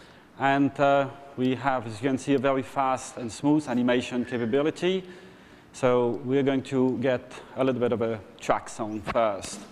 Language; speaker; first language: English; non-native, fluent; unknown